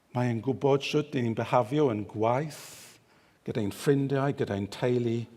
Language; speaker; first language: Welsh; native; Welsh